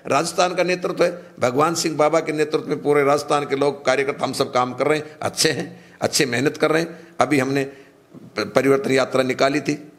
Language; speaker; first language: Hindi; native; Hindi